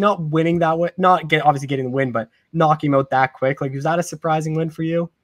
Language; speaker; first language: English; native; English